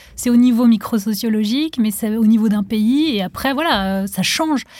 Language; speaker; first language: French; non-native, local second language; Arabic